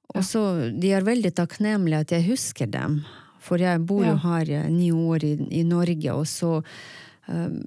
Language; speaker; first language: Norwegian; non-native, fluent; Russian